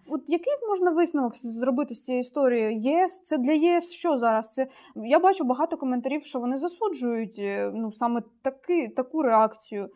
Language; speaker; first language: Ukrainian; native; Ukrainian